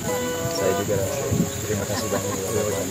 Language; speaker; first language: Indonesian; non-native, fluent; English